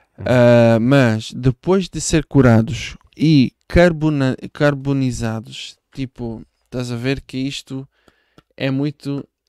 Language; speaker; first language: Portuguese; non-native, fluent; Hebrew